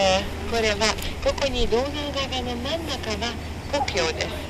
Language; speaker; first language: Japanese; non-native, fluent; Hungarian